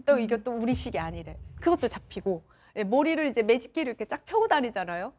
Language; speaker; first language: Korean; native; Korean